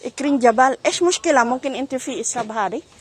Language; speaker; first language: Arabic; non-native, learner; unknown